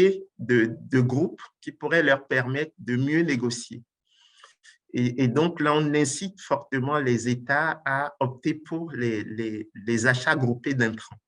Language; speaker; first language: French; non-native, local second language; Ewe